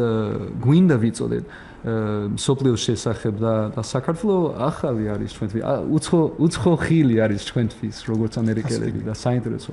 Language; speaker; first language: Georgian; non-native, learner; English